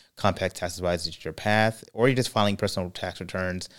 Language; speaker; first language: English; native; English